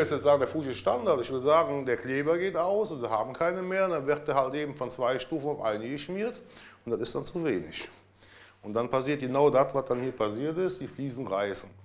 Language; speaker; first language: German; native; German